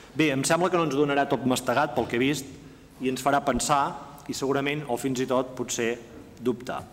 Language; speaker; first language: Catalan; native; Catalan